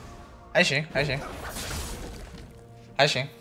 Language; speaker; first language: Chinese; native; Chinese